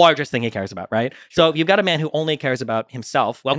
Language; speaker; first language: English; native; English